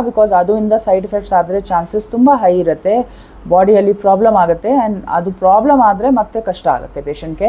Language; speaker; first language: Kannada; non-native, fluent; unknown